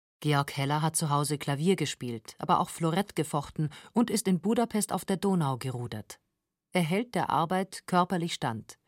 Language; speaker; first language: German; native; German